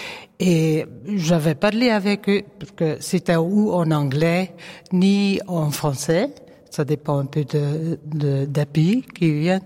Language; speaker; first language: French; non-native, learner; Dutch